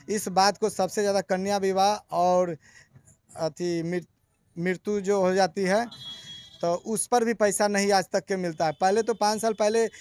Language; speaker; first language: Hindi; native; Hindi